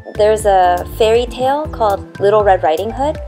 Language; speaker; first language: English; early bilingual, other home language; Korean